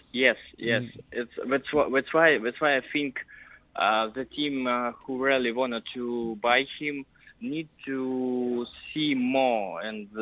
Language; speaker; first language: English; non-native, learner; Russian